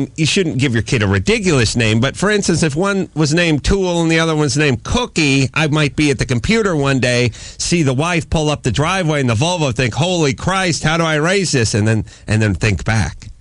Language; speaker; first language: English; native; English